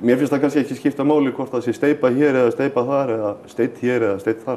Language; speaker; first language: Icelandic; native; Icelandic